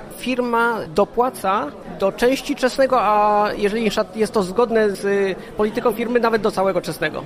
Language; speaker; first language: Polish; native; Polish